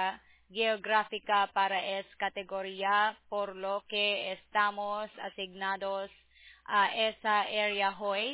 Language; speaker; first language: Spanish; non-native, learner; English